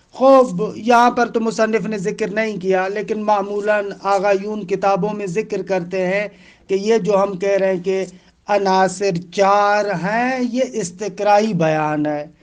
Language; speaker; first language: Urdu; native; Urdu